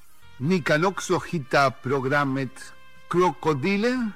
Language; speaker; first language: Swedish; non-native, fluent; Spanish